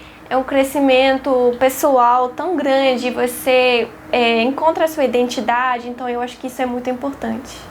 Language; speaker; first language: Portuguese; non-native, fluent; French